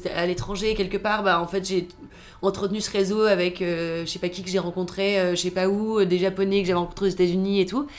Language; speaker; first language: French; native; French